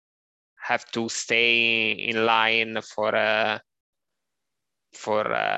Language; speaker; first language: English; non-native, learner; Italian